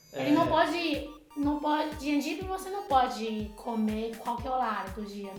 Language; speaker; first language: Portuguese; non-native, fluent; Chinese